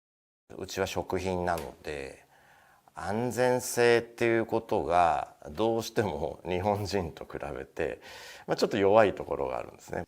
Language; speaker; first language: Japanese; native; Japanese